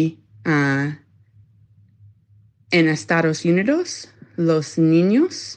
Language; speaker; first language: Spanish; non-native, learner; English